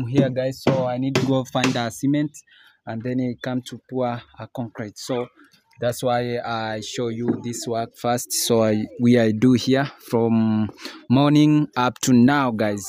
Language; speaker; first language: English; non-native, learner; Swahili